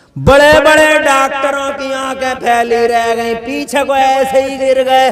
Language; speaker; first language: Hindi; native; Hindi